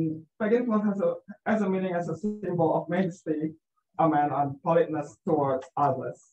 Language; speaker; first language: English; non-native, learner; Indonesian